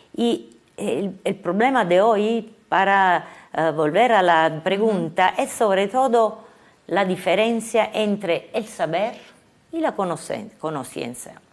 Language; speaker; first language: Spanish; non-native, fluent; Italian